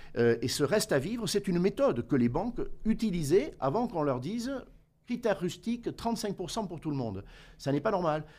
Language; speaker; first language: French; native; French